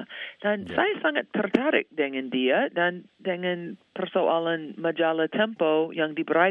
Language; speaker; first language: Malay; non-native, fluent; English